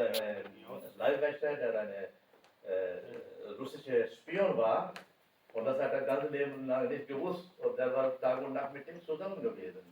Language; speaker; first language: German; non-native, learner; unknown